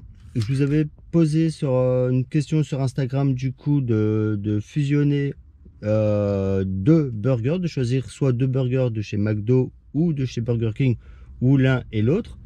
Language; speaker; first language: French; native; French